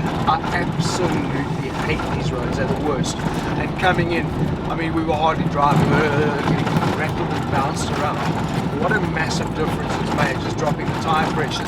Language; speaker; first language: English; native; English